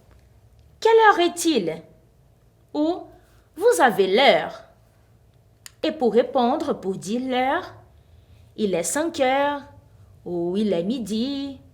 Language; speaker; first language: French; non-native, fluent; Portuguese